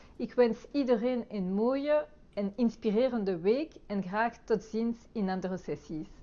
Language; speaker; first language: Dutch; non-native, local second language; French